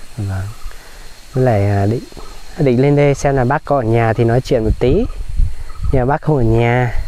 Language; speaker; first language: Vietnamese; non-native, local second language; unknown